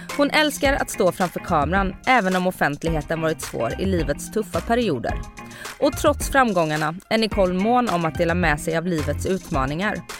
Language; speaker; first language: Swedish; native; Swedish